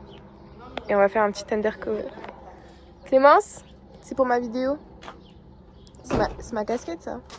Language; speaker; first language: French; native; French